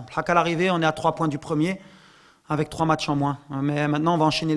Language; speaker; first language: French; non-native, local second language; Arabic